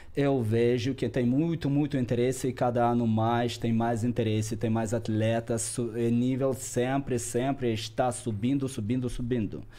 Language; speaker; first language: Portuguese; non-native, fluent; Russian